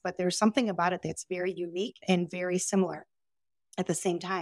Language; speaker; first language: English; native; English